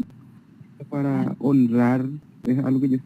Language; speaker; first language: Spanish; native; Spanish